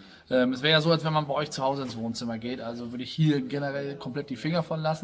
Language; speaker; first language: German; native; German